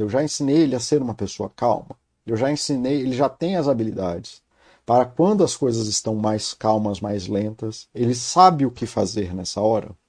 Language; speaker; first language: Portuguese; native; Portuguese